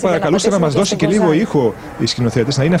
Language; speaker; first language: Greek; native; Greek